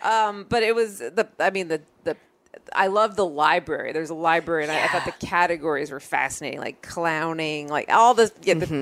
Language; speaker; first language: English; native; English